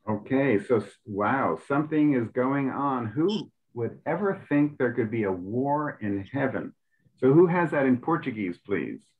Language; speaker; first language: English; native; English